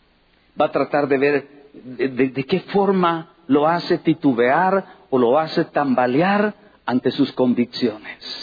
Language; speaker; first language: Spanish; native; Spanish